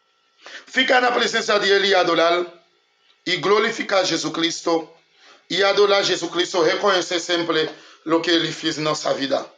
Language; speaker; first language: Portuguese; non-native, learner; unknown